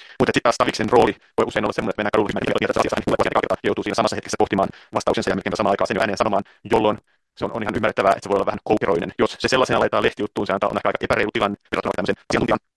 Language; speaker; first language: Finnish; native; Finnish